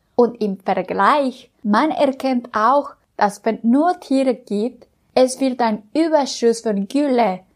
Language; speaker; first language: German; non-native, learner; Spanish